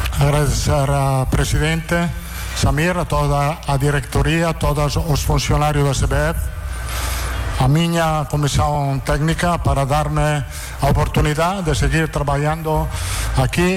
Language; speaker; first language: Portuguese; non-native, learner; Italian